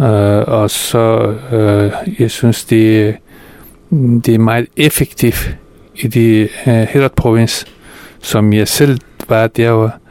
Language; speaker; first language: Danish; non-native, fluent; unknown